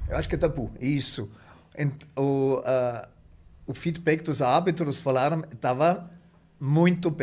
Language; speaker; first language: Portuguese; non-native, fluent; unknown